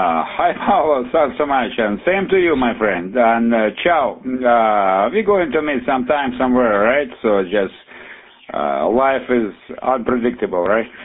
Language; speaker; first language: English; non-native, fluent; Russian